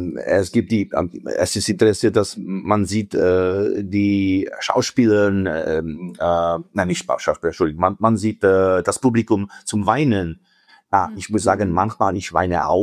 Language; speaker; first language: German; non-native, fluent; Czech